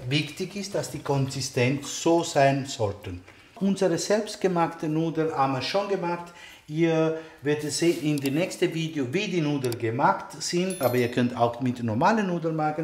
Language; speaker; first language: German; non-native, fluent; Italian